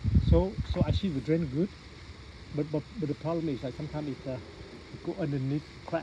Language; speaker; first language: English; non-native, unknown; Vietnamese